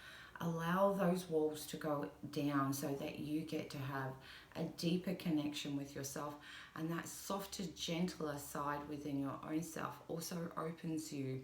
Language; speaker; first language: English; native; English